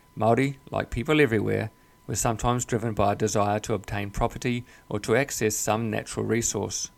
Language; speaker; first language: English; native; English